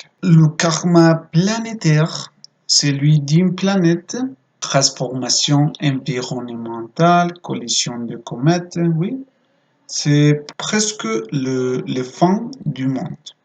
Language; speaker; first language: French; non-native, fluent; Spanish